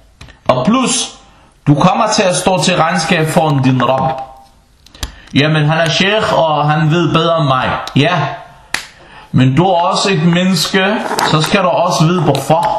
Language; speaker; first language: Danish; non-native, fluent; Arabic